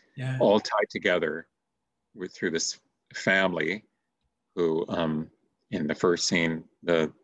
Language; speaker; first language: English; native; English